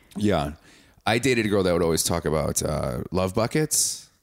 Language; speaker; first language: English; native; English